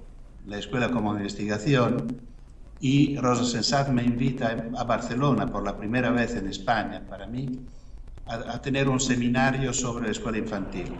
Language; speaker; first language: Spanish; non-native, fluent; Italian